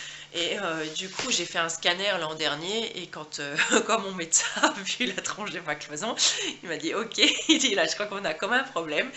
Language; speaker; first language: French; native; French